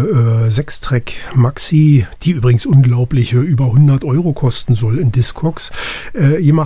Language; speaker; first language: German; native; German